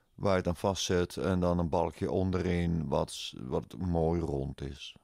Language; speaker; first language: Dutch; native; Dutch